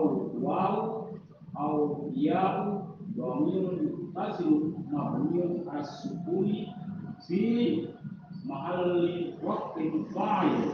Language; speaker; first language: Arabic; non-native, learner; Indonesian